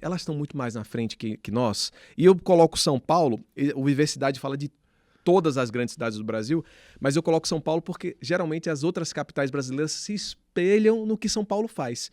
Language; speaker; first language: Portuguese; native; Portuguese